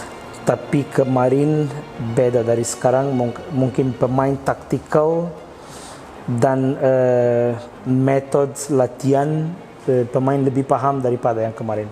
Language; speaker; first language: Indonesian; non-native, fluent; Portuguese